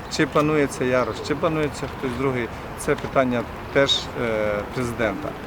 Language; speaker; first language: Ukrainian; native; Ukrainian